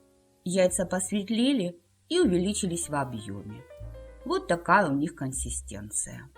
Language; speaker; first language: Russian; native; Russian